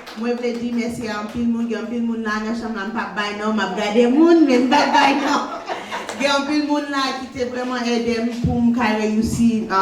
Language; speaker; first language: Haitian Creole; early bilingual, heritage; Haitian Creole